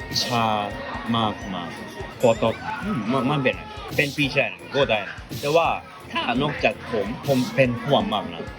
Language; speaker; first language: Thai; non-native, learner; Japanese